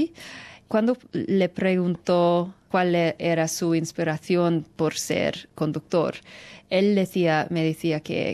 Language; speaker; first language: Spanish; non-native, fluent; English